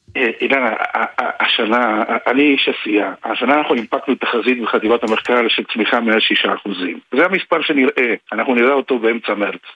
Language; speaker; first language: Hebrew; non-native, fluent; Spanish